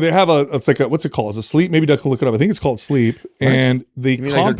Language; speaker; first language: English; native; English